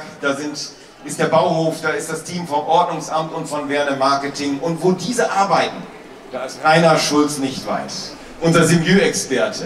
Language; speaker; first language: German; native; German